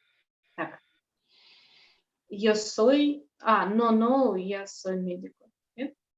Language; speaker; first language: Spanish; non-native, learner; Russian